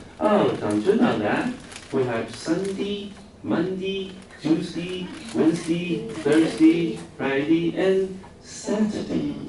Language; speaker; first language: English; non-native, fluent; Chinese